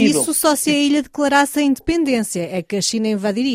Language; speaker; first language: Portuguese; native; Portuguese